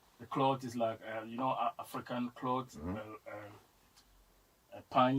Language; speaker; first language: English; non-native, learner; French